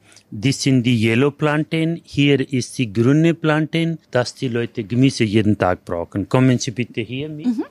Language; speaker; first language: German; non-native, learner; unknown